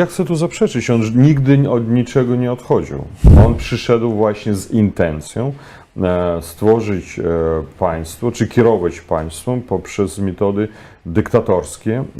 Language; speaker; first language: Polish; non-native, fluent; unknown